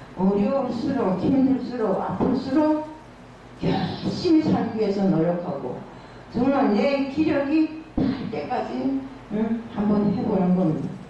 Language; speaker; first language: Korean; native; Korean